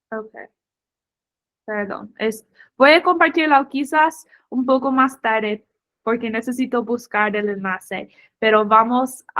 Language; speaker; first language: Spanish; non-native, fluent; English